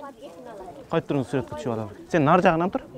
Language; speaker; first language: Kyrgyz; native; Kyrgyz